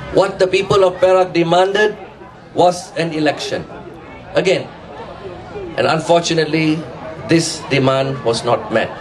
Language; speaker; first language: English; non-native, local second language; Tamil